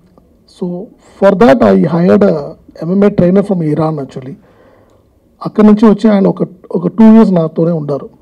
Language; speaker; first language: Telugu; non-native, fluent; Tamil